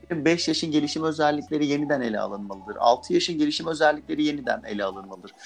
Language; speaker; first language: Turkish; native; Turkish